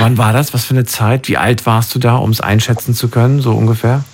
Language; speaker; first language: German; native; German